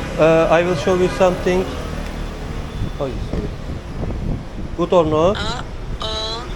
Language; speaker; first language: English; non-native, learner; Turkish